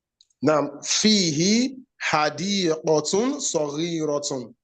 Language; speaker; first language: Arabic; non-native, learner; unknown